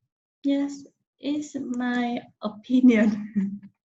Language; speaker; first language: English; non-native, learner; Vietnamese